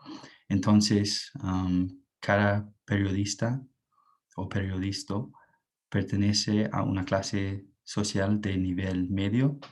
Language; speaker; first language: Spanish; non-native, fluent; English